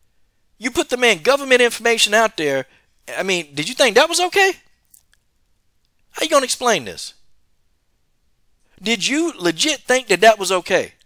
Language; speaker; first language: English; native; English